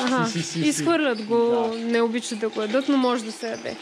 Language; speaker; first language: Spanish; non-native, learner; Bulgarian